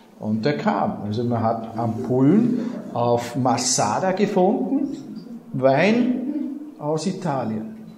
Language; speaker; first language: German; native; German